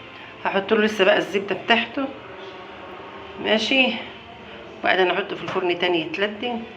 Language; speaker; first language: Arabic; native; Arabic